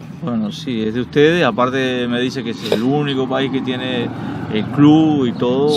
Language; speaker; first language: Spanish; native; Spanish